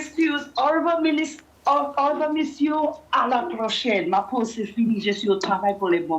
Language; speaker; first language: French; non-native, learner; English